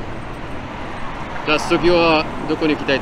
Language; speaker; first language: Japanese; non-native, learner; Khmer